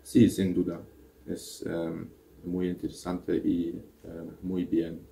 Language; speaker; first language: Spanish; non-native, learner; German